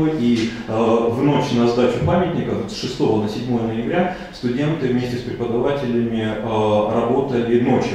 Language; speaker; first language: Russian; native; Russian